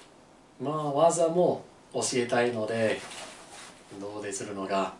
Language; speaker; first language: Japanese; non-native, learner; English